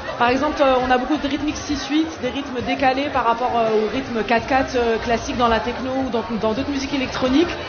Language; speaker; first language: French; early bilingual, other home language; Arabic